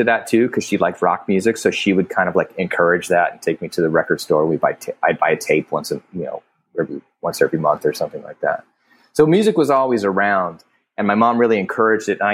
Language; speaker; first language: English; native; English